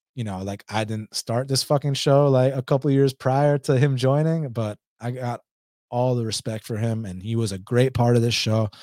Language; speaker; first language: English; early bilingual, other home language; Spanish